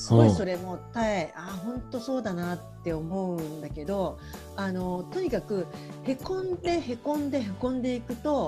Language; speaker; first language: Japanese; native; Japanese